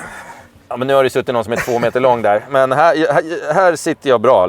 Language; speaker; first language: Swedish; native; Swedish